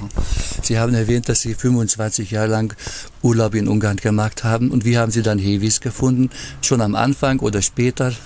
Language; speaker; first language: German; native; German